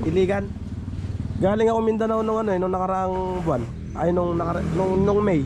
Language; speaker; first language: Filipino; native; Filipino